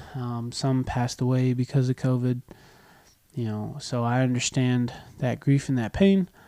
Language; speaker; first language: English; native; English